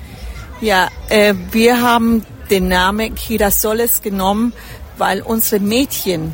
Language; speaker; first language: German; early bilingual, heritage; German